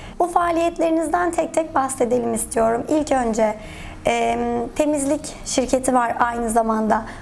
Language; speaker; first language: Turkish; native; Turkish